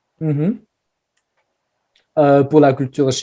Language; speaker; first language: French; non-native, learner; Chinese